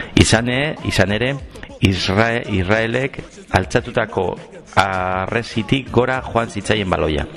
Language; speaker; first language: Basque; non-native, local second language; Spanish